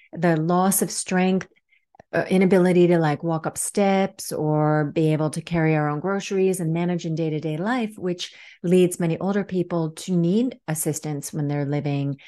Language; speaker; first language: English; native; English